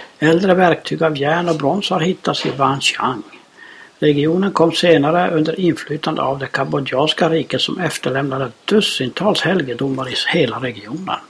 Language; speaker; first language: Swedish; native; Swedish